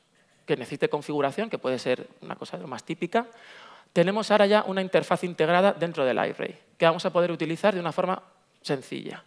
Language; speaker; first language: Spanish; native; Spanish